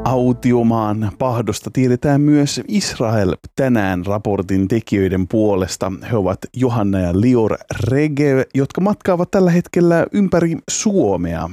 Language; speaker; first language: Finnish; native; Finnish